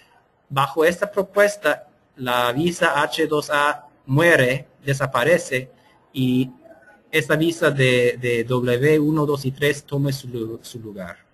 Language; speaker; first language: Spanish; non-native, fluent; English